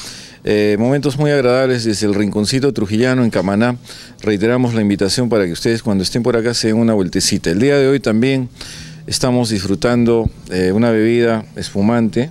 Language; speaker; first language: Spanish; native; Spanish